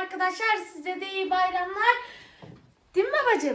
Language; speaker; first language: Turkish; native; Turkish